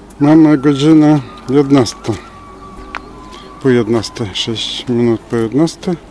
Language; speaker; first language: Polish; non-native, fluent; Turkish